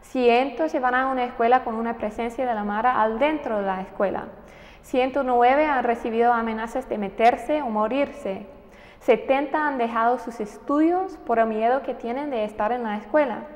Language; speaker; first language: Spanish; non-native, fluent; English